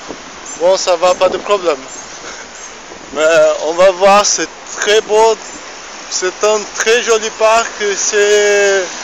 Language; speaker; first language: French; non-native, fluent; Portuguese